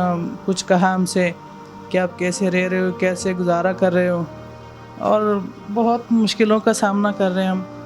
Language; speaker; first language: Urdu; non-native, fluent; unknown